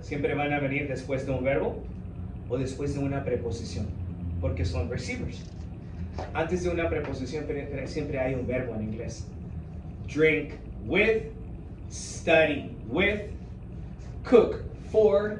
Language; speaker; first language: Spanish; native; Spanish